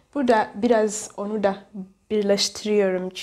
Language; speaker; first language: Turkish; non-native, fluent; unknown